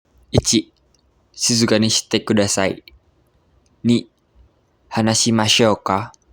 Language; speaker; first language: Japanese; non-native, learner; Indonesian